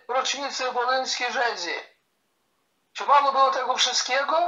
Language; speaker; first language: Polish; early bilingual, heritage; Polish